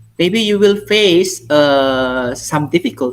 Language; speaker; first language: English; non-native, learner; Indonesian